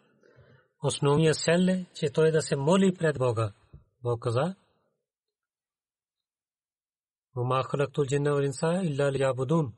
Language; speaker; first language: Bulgarian; non-native, learner; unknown